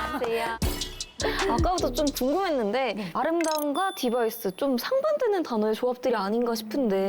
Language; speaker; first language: Korean; native; Korean